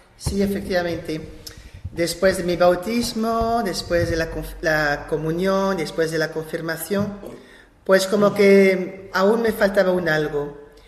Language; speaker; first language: Spanish; non-native, fluent; French